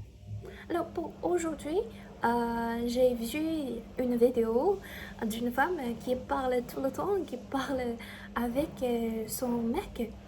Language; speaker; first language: French; non-native, learner; Chinese